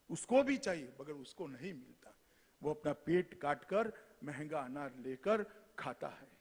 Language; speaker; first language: Hindi; non-native, local second language; Gujarati